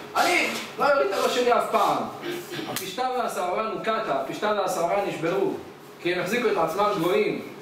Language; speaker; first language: Hebrew; native; Hebrew